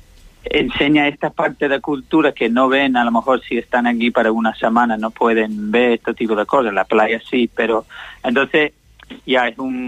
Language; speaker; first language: Spanish; non-native, learner; English